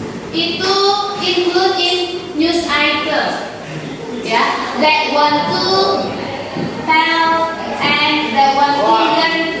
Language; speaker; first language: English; non-native, learner; Indonesian